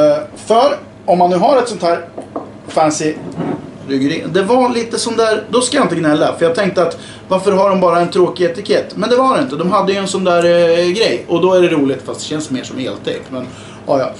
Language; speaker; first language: Swedish; native; Swedish